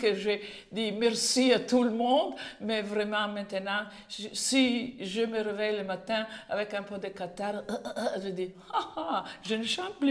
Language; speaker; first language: French; non-native, fluent; Italian